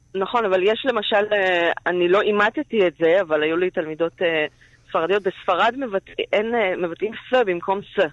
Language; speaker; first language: Hebrew; native; Hebrew